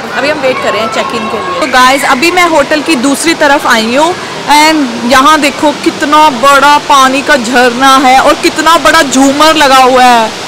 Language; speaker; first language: Hindi; native; Hindi